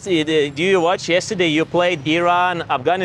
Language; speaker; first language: English; non-native, learner; Lithuanian